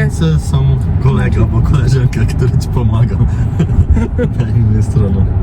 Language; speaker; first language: Polish; non-native, learner; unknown